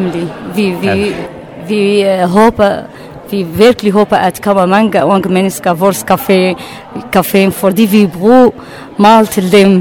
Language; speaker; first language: Danish; non-native, learner; Arabic